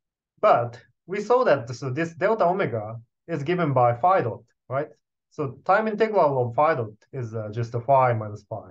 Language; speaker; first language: English; non-native, fluent; Japanese